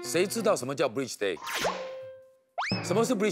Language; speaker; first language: Chinese; native; Chinese